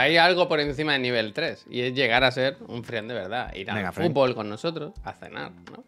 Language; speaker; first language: Spanish; native; Spanish